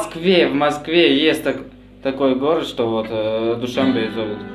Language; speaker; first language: Russian; non-native, local second language; Tajik